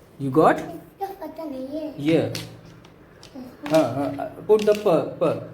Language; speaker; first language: English; non-native, local second language; Hindi